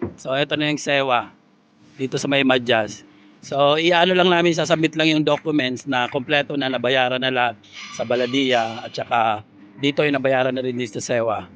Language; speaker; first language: Filipino; non-native, local second language; Waray